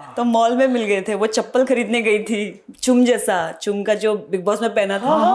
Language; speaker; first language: Hindi; non-native, local second language; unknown